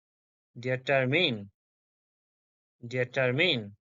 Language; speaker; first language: German; non-native, learner; English